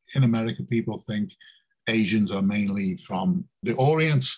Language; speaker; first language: English; native; English